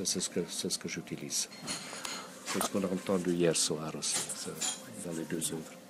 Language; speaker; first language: French; non-native, fluent; Hungarian